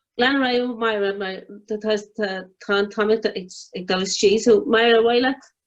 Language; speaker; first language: Irish; non-native, local second language; English